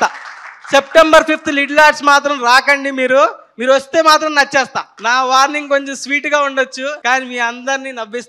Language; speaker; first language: Telugu; native; Telugu